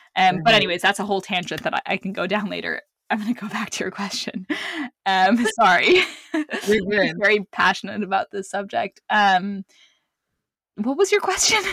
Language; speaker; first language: English; early bilingual, other home language; Arabic